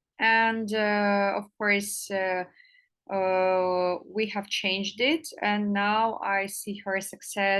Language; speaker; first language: English; non-native, fluent; Russian